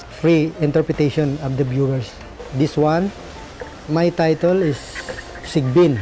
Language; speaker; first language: English; non-native, local second language; Waray